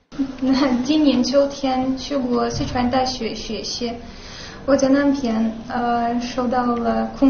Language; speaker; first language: Chinese; non-native, learner; Russian